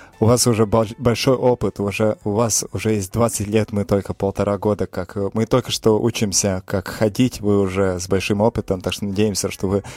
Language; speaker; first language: Russian; non-native, fluent; Latvian